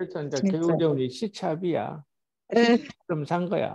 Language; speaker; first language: Korean; native; Korean